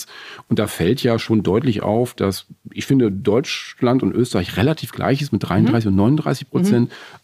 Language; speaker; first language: German; native; German